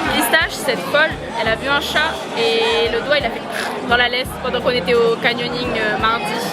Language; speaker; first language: French; native; French